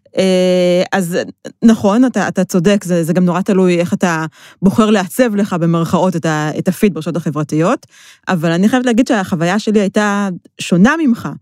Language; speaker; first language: Hebrew; native; Hebrew